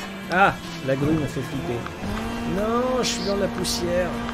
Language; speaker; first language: French; native; French